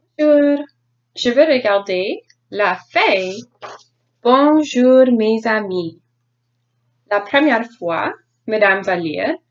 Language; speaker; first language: French; non-native, fluent; English